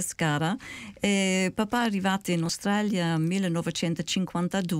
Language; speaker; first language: Italian; early bilingual, heritage; Italian